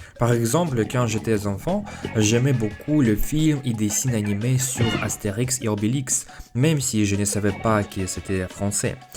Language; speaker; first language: French; non-native, fluent; Russian